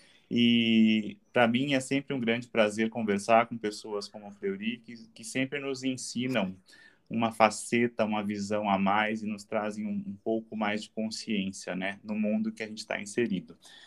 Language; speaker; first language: Portuguese; native; Portuguese